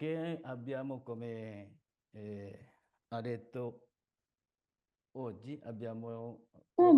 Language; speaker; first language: Italian; non-native, learner; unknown